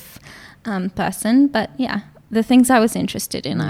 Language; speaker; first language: English; non-native, local second language; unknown